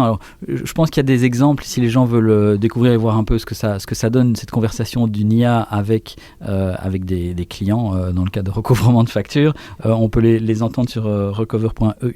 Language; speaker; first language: French; native; French